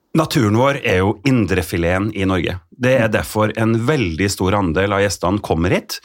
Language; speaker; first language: Norwegian; native; Norwegian